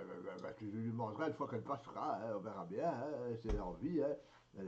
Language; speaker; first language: French; native; French